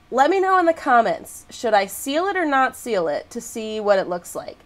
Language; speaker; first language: English; native; English